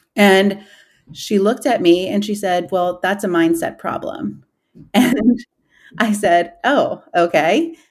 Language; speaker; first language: English; native; English